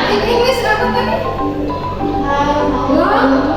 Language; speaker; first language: English; non-native, learner; Indonesian